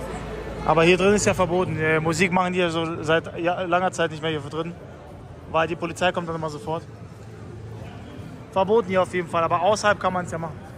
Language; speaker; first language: German; native; German